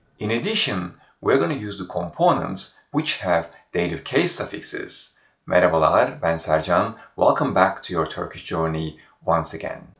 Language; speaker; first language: English; non-native, fluent; Turkish